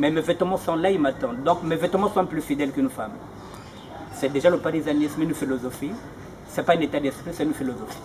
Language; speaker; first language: French; non-native, local second language; Lingala